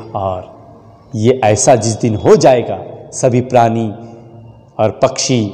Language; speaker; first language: Hindi; non-native, local second language; Marathi